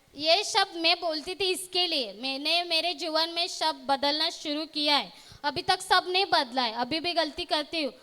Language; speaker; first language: Hindi; non-native, local second language; Marathi